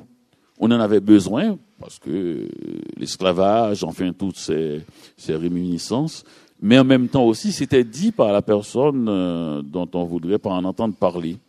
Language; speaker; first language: French; native; French